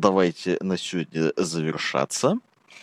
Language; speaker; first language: Russian; native; Russian